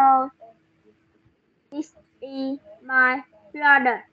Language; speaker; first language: English; non-native, learner; Vietnamese